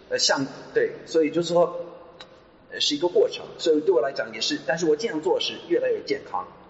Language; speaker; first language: Chinese; non-native, fluent; English